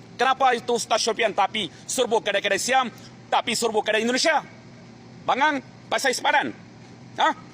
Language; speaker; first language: Malay; non-native, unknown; Bangla